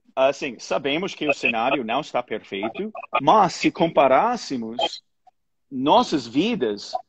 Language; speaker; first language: Portuguese; non-native, fluent; English